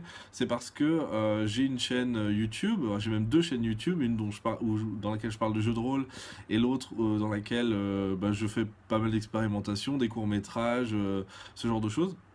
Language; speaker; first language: French; native; French